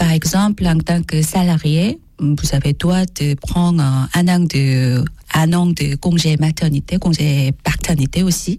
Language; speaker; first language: French; non-native, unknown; Korean